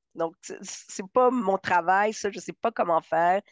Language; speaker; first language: French; non-native, fluent; Spanish